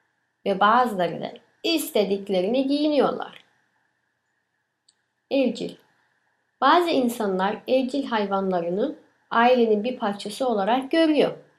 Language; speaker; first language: Turkish; early bilingual, other home language; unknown